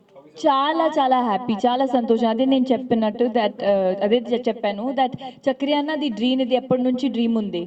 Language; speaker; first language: Telugu; non-native, fluent; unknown